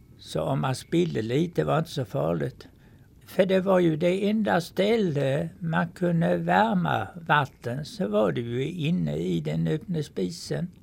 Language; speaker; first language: Swedish; native; Swedish